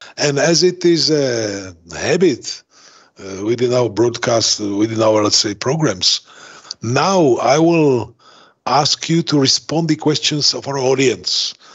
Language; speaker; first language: English; non-native, fluent; Czech